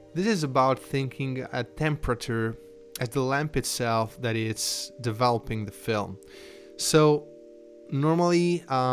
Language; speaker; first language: English; non-native, fluent; Italian